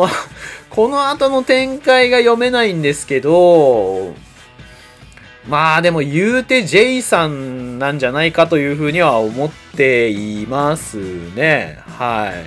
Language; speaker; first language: Japanese; native; Japanese